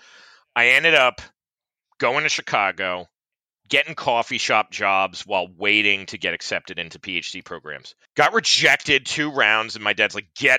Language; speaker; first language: English; native; English